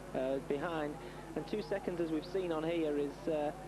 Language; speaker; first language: English; native; English